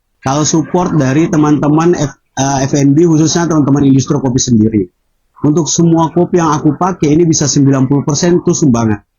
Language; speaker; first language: Indonesian; native; Indonesian